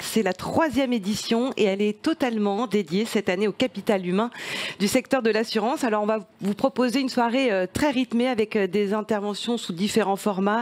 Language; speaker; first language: French; native; French